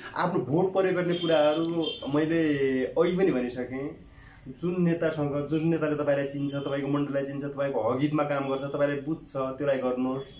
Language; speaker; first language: Nepali; native; Nepali